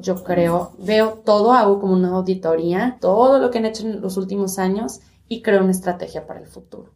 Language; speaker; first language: Spanish; early bilingual, heritage; Spanish